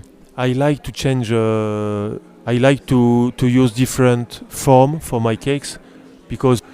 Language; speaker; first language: English; non-native, learner; French